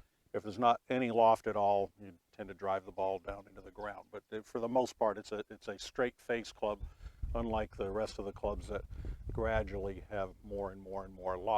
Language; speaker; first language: English; native; English